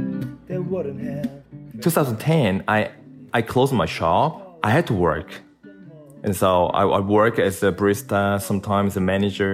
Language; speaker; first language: English; non-native, learner; Korean